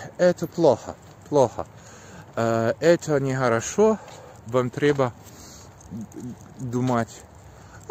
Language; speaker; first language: Russian; non-native, learner; Polish